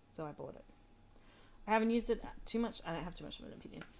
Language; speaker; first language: English; native; English